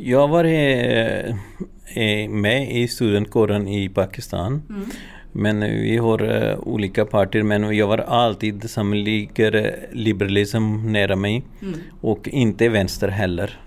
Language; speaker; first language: Swedish; non-native, learner; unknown